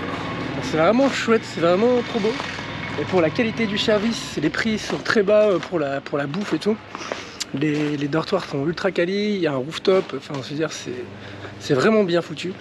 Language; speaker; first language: French; native; French